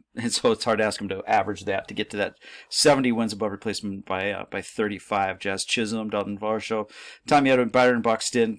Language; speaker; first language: English; native; English